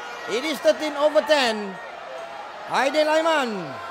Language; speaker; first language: English; non-native, local second language; Malay